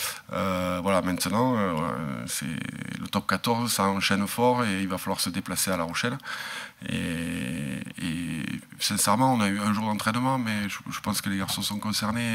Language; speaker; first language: French; native; French